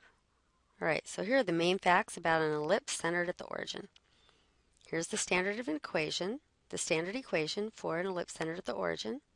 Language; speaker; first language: English; native; English